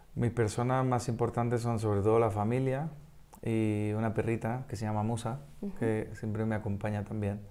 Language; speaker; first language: Spanish; native; Spanish